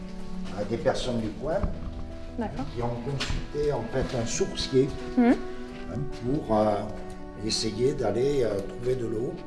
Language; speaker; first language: French; native; French